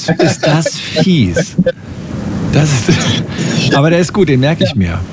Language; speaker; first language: German; native; German